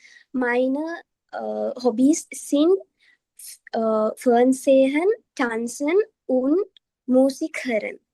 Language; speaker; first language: German; non-native, learner; Sinhala